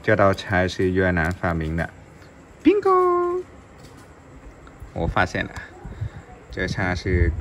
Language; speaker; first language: Chinese; non-native, learner; Vietnamese